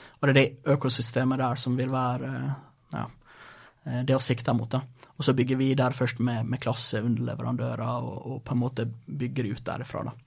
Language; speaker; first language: Norwegian; early bilingual, other home language; Swedish